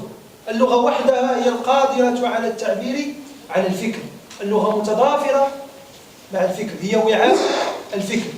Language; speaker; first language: Arabic; native; Arabic